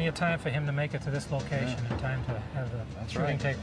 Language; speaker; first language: English; native; English